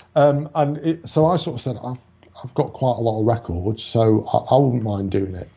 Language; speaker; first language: English; native; English